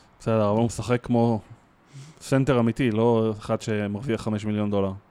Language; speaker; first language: Hebrew; native; Hebrew